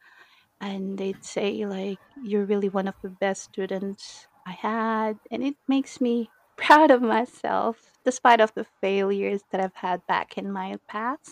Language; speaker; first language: English; non-native, local second language; Iloko